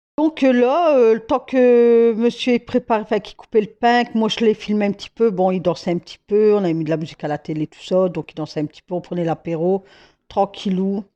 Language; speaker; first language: French; native; French